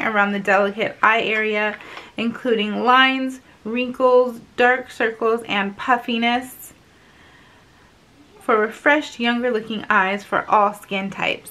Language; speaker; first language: English; native; English